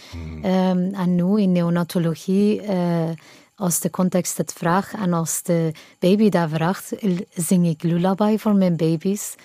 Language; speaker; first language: Dutch; non-native, fluent; Persian